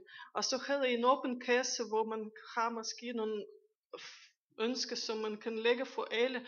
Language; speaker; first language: Danish; non-native, fluent; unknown